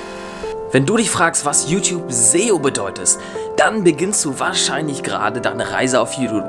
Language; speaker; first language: German; native; German